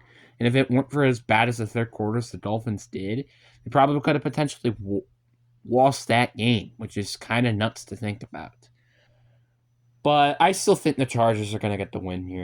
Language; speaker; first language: English; native; English